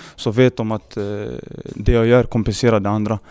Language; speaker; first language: Swedish; early bilingual, other home language; Serbian